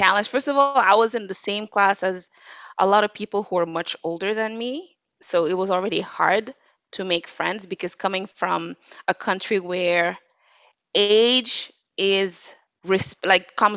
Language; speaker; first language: English; non-native, fluent; Wolof